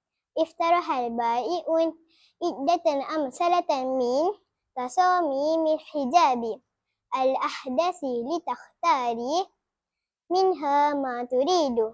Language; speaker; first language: Arabic; non-native, learner; Malay